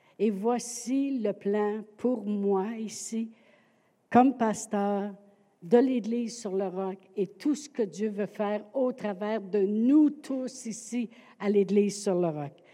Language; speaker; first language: French; native; French